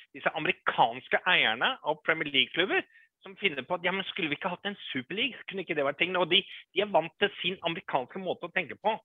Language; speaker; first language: Norwegian; early bilingual, other home language; English